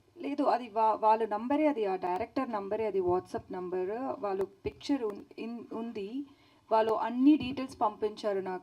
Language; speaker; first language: Telugu; non-native, learner; Tamil